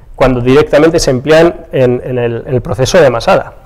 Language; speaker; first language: Spanish; native; Spanish